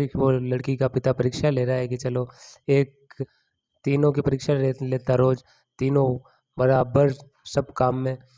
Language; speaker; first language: Hindi; non-native, local second language; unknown